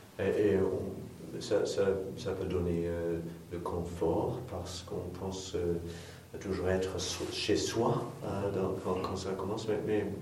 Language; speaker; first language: French; non-native, fluent; English